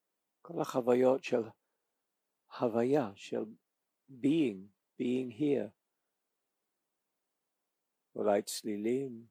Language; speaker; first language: Hebrew; non-native, fluent; English